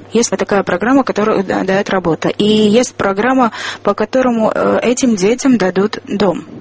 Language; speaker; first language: Russian; non-native, local second language; Armenian